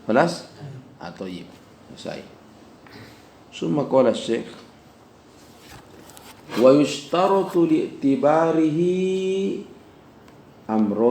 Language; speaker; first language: Arabic; non-native, fluent; Indonesian